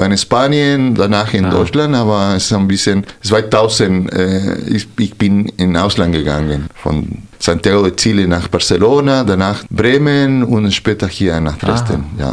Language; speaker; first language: German; non-native, fluent; Spanish